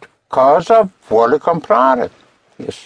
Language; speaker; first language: Italian; non-native, fluent; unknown